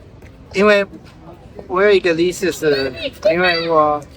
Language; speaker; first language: Chinese; non-native, learner; German